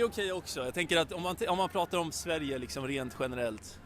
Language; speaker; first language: Swedish; native; Swedish